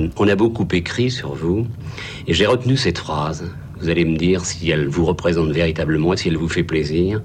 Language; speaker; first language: French; native; French